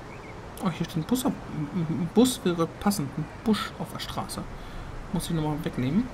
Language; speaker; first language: German; native; German